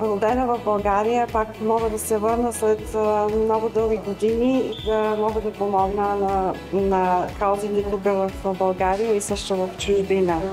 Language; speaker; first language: Bulgarian; early bilingual, heritage; Bulgarian